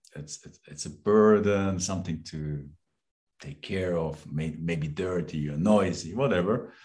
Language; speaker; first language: English; non-native, fluent; German